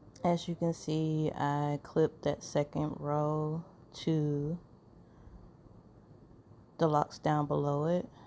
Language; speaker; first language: English; native; English